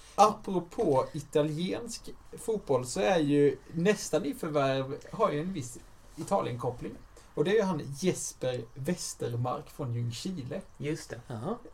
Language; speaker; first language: Swedish; native; Swedish